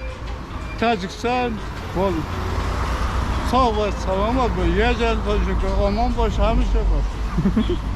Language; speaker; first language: Russian; non-native, local second language; Tajik